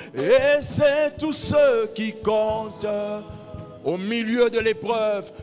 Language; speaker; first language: French; non-native, local second language; Lingala